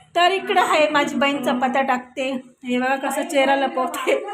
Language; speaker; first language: Marathi; non-native, local second language; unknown